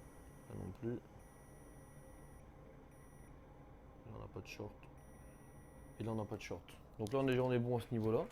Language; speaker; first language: French; native; French